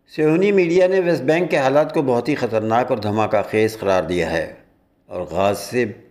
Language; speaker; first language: Urdu; native; Urdu